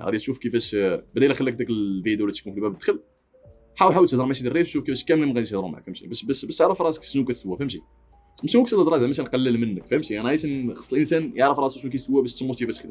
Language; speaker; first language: Arabic; native; Arabic